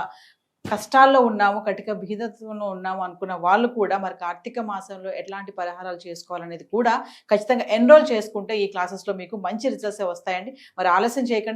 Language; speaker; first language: Telugu; native; Telugu